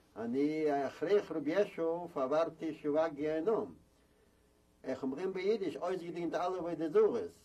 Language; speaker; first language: Hebrew; non-native, fluent; Yiddish